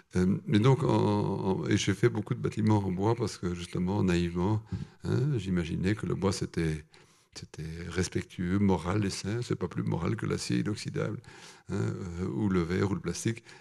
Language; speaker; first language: French; native; French